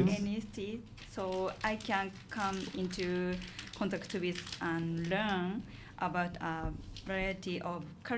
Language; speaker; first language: English; non-native, learner; Japanese